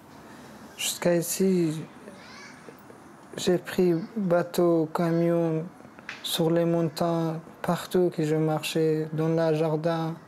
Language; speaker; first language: French; non-native, learner; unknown